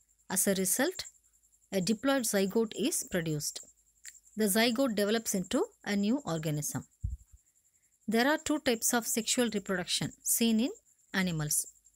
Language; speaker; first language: English; non-native, local second language; Tamil